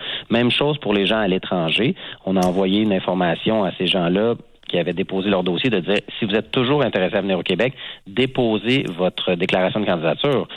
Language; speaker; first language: French; native; French